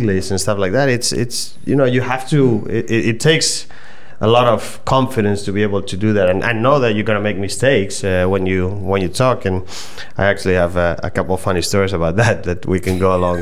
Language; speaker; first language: English; non-native, fluent; Spanish